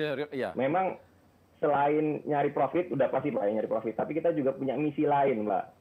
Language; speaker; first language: Indonesian; native; Indonesian